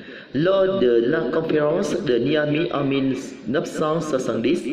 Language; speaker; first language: French; non-native, learner; Vietnamese